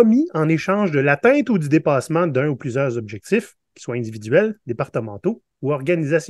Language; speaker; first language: French; native; French